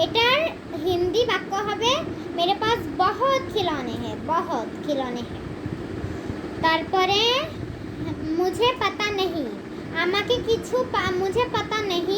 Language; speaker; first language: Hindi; non-native, learner; Bangla